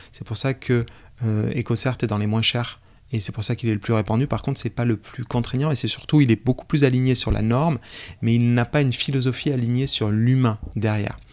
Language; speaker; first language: French; native; French